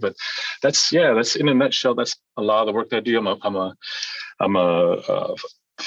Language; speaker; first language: English; early bilingual, other home language; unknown